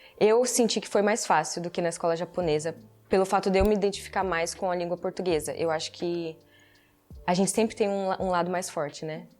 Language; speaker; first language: Portuguese; early bilingual, heritage; Portuguese